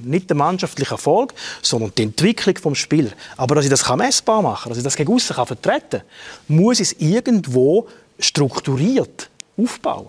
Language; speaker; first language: German; native; German